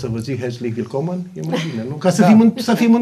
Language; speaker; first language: Romanian; native; Romanian